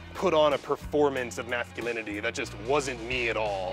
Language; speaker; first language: English; native; English